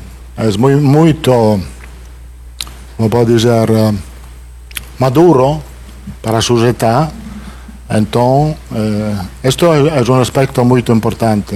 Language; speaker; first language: Portuguese; non-native, fluent; Italian